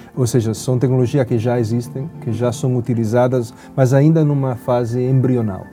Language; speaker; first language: Portuguese; non-native, fluent; Italian